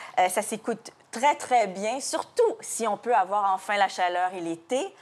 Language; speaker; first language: French; native; French